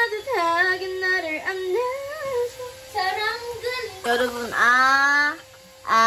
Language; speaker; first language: Korean; non-native, learner; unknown